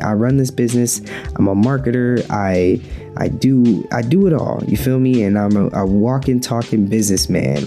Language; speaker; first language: English; native; English